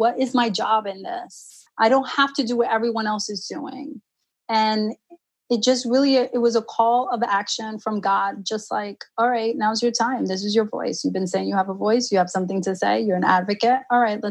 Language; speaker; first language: English; early bilingual, other home language; Spanish